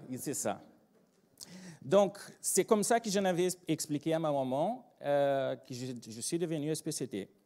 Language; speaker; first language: French; non-native, fluent; Portuguese